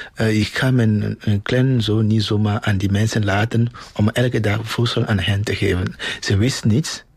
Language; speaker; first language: Dutch; non-native, fluent; Ewe